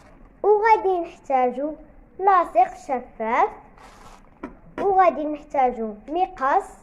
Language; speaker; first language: Arabic; native; Arabic